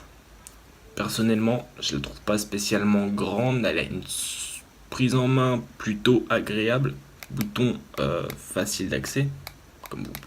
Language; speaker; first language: French; native; French